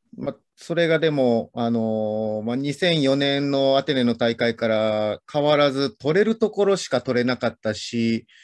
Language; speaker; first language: Japanese; native; Japanese